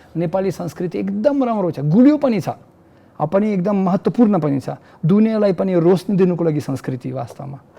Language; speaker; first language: Nepali; non-native, fluent; Russian